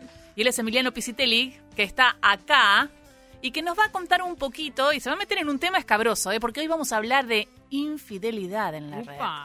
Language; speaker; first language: Spanish; native; Spanish